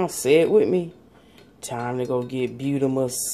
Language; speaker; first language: English; native; English